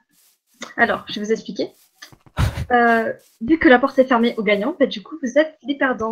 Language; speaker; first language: French; native; French